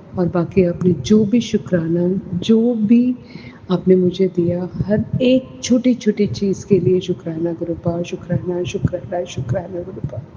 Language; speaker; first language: Hindi; non-native, local second language; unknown